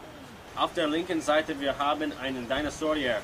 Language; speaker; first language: German; non-native, learner; English